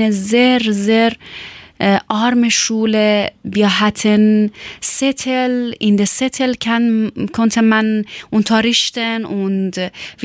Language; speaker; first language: German; non-native, learner; Persian